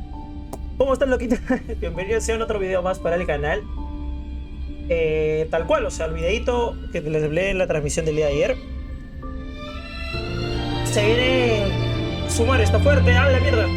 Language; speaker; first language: Spanish; native; Spanish